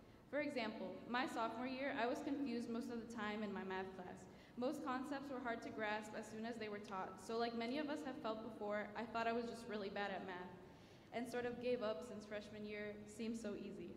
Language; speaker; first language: English; early bilingual, other home language; Spanish